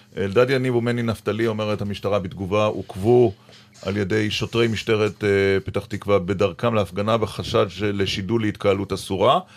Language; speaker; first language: Hebrew; native; Hebrew